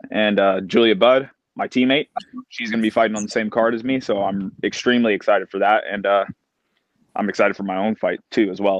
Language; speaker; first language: English; native; English